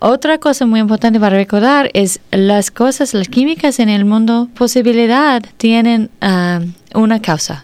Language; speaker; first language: Spanish; non-native, learner; English